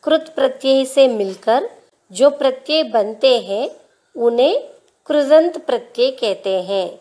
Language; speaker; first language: Hindi; non-native, local second language; Telugu